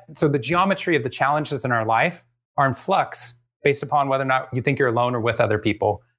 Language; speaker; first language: English; native; English